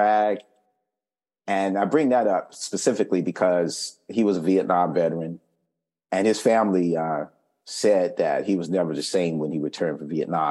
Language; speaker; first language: English; native; English